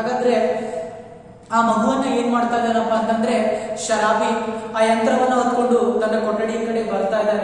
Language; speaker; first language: Kannada; native; Kannada